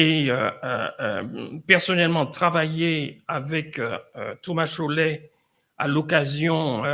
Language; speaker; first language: French; native; French